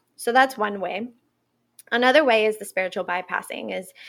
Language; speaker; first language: English; non-native, fluent; Spanish